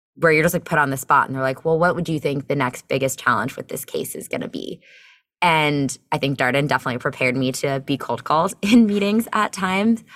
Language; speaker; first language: English; native; English